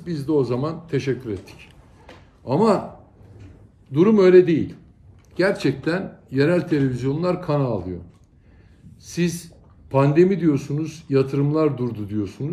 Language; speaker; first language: Turkish; native; Turkish